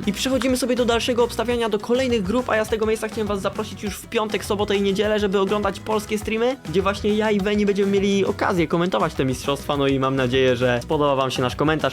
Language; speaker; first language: Polish; native; Polish